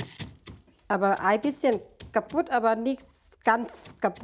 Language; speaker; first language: German; non-native, learner; Thai